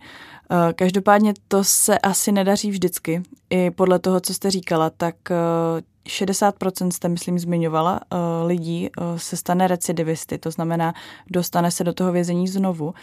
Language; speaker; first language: Czech; native; Czech